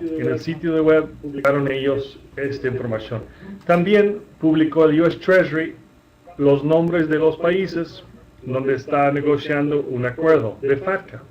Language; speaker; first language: Spanish; non-native, fluent; English